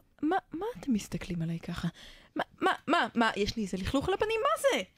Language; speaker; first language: Hebrew; native; Hebrew